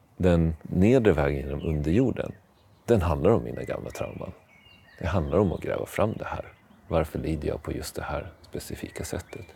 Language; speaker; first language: Swedish; native; Swedish